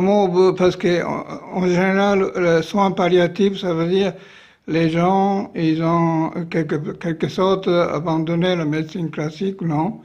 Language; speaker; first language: French; non-native, fluent; Japanese